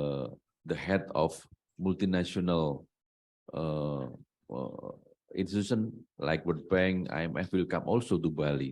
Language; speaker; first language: English; non-native, learner; Indonesian